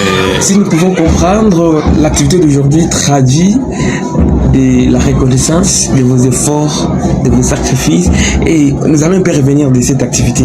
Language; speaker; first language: French; non-native, local second language; Luba-Lulua